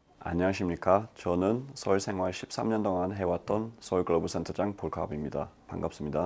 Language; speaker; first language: Korean; non-native, fluent; English